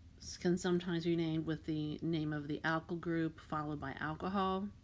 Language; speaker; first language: English; native; English